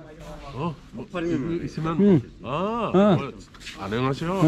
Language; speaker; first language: Korean; non-native, learner; Uzbek